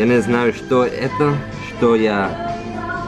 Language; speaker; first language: Russian; non-native, learner; English